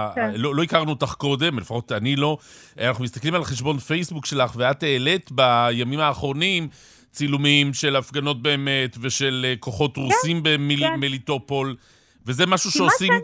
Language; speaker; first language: Hebrew; native; Hebrew